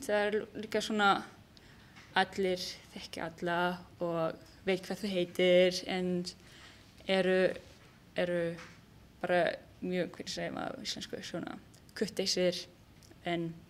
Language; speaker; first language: Icelandic; non-native, learner; German